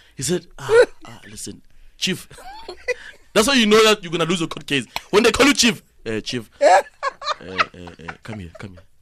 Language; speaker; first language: English; non-native, local second language; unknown